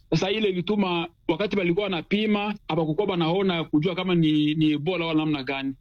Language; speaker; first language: Swahili; native; Swahili